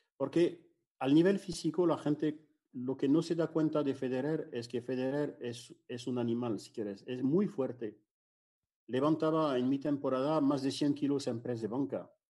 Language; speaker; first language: Spanish; non-native, fluent; French